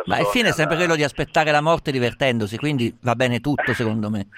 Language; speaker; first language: Italian; native; Italian